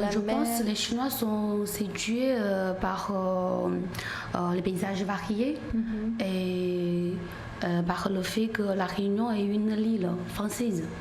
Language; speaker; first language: French; non-native, learner; Chinese